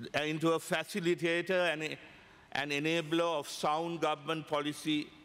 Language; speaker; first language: English; non-native, local second language; Sinhala